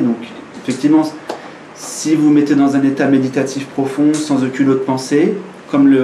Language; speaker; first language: French; native; French